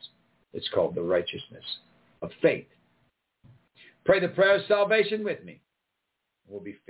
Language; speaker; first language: English; native; English